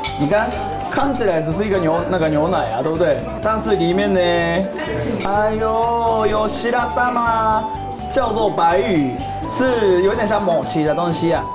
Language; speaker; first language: Chinese; non-native, fluent; Japanese